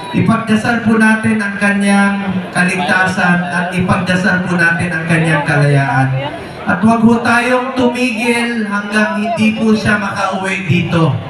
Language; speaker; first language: Filipino; non-native, local second language; Cebuano